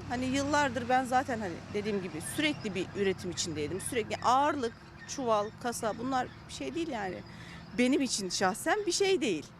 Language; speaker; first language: Turkish; native; Turkish